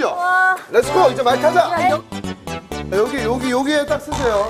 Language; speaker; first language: Korean; native; Korean